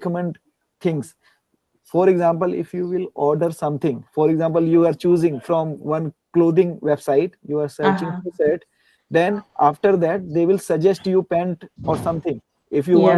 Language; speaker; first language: English; non-native, learner; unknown